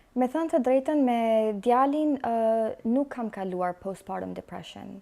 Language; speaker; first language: Albanian; early bilingual, heritage; Albanian